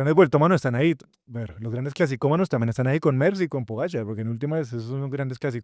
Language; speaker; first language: Spanish; native; Spanish